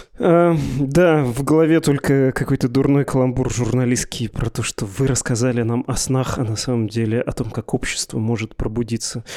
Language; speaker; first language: Russian; native; Russian